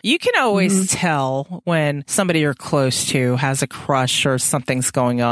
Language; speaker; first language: English; native; English